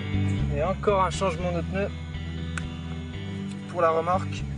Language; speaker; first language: French; native; French